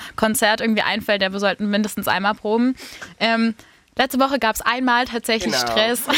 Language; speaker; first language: German; native; German